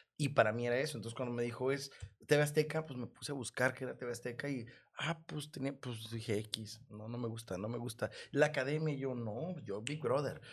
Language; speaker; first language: Spanish; native; Spanish